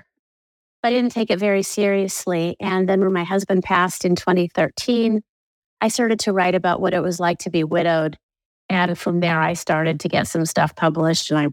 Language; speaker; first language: English; native; English